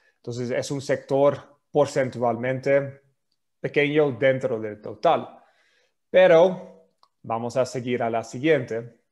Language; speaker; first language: Spanish; non-native, fluent; Dutch